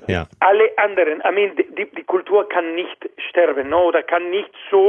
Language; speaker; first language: German; non-native, learner; Spanish